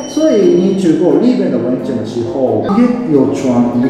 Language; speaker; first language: Chinese; non-native, fluent; Japanese